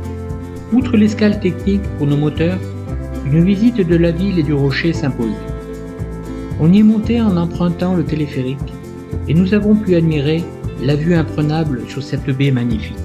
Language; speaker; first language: French; native; French